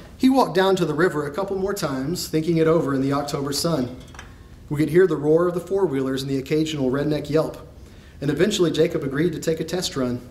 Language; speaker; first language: English; native; English